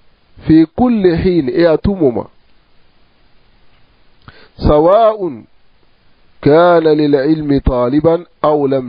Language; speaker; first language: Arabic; non-native, fluent; Wolof